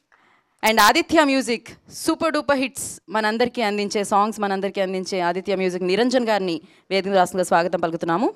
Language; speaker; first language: Telugu; native; Telugu